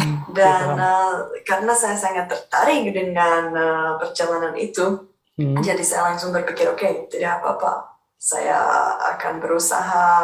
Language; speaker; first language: Indonesian; non-native, fluent; Czech